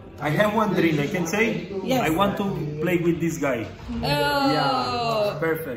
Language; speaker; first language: English; non-native, learner; Spanish